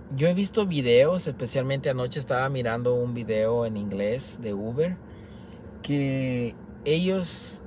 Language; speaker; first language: Spanish; native; Spanish